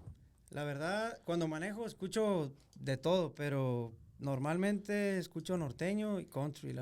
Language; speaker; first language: Spanish; native; Spanish